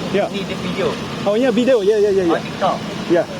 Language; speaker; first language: Malay; non-native, fluent; Japanese